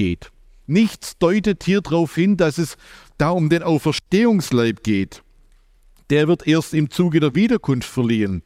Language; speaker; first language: German; native; German